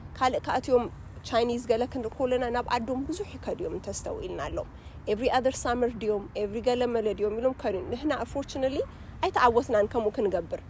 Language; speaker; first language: Tigrinya; early bilingual, heritage; Tigrinya